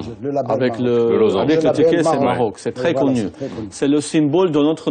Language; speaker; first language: French; non-native, fluent; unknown